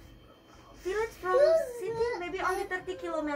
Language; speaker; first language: English; non-native, learner; Indonesian